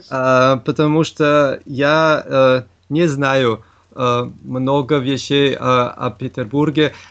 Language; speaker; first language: Russian; non-native, learner; German